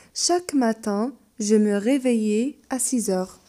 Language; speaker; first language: French; non-native, local second language; Arabic